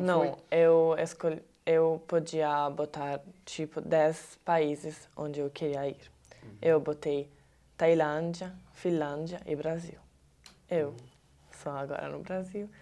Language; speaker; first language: Portuguese; non-native, learner; Italian